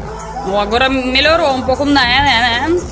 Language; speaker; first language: Portuguese; non-native, learner; Russian